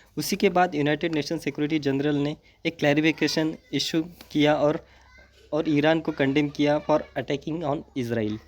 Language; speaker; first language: Hindi; non-native, local second language; Marathi